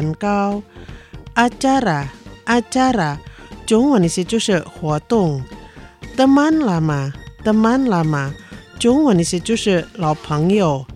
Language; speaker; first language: Chinese; non-native, learner; Indonesian